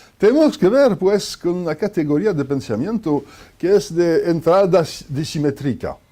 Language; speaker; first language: Spanish; non-native, fluent; French